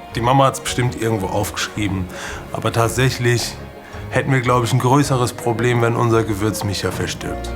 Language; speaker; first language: German; early bilingual, other home language; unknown